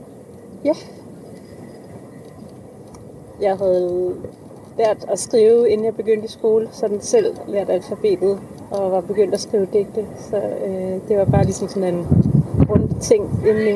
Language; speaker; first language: Danish; native; Danish